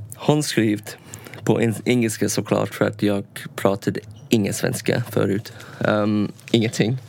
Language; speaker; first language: Swedish; non-native, learner; English